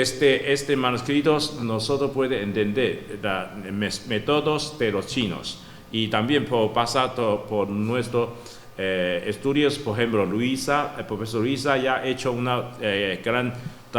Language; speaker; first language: Spanish; non-native, learner; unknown